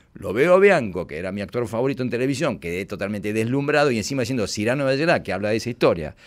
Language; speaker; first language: Spanish; native; Spanish